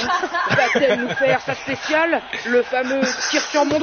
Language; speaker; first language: French; native; French